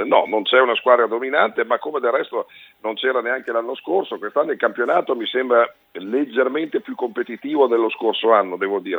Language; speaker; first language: Italian; native; Italian